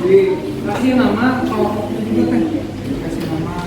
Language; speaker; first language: Indonesian; non-native, local second language; Sundanese